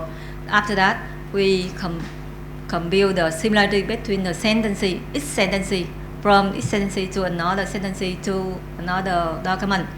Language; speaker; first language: English; non-native, learner; Vietnamese